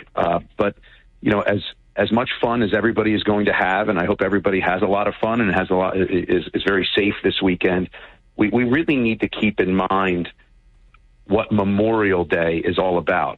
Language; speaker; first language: English; native; English